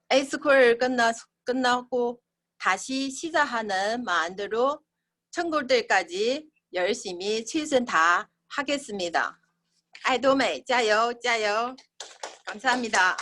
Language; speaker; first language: Korean; non-native, learner; Chinese